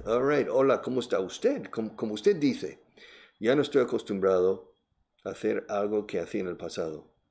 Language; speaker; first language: Spanish; non-native, fluent; English